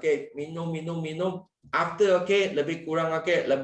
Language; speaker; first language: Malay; non-native, local second language; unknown